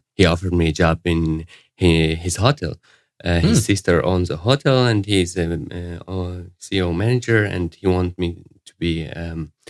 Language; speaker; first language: English; non-native, fluent; Arabic